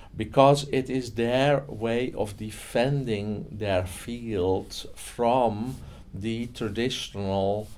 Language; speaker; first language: English; non-native, fluent; Dutch